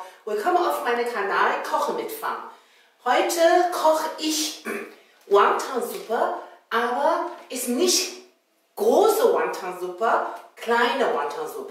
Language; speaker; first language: German; non-native, learner; Chinese